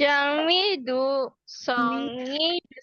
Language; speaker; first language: Korean; non-native, learner; Indonesian